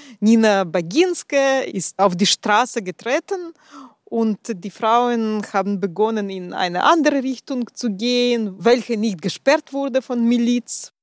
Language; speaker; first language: German; non-native, fluent; Russian